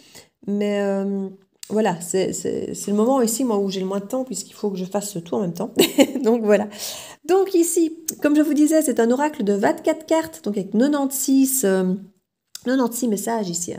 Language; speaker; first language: French; native; French